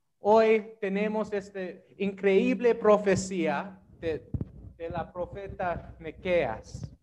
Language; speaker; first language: Spanish; non-native, learner; English